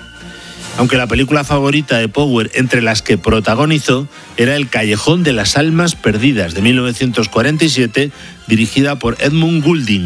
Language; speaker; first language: Spanish; native; Spanish